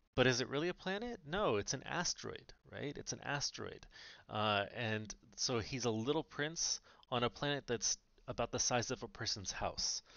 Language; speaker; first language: English; native; English